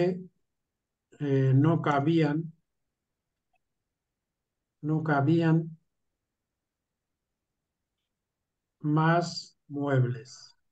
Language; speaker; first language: Spanish; non-native, fluent; Urdu